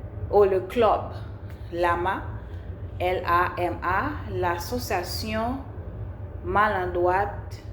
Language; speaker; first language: French; non-native, learner; English